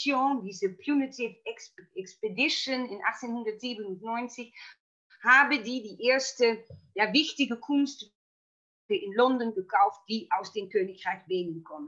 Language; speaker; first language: German; non-native, fluent; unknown